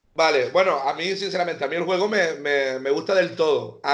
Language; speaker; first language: Spanish; native; Spanish